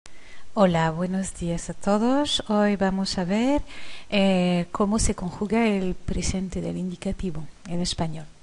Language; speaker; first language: Spanish; non-native, fluent; French